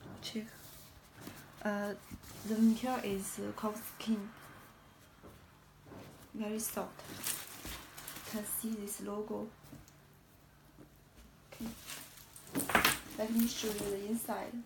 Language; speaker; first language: English; non-native, learner; Chinese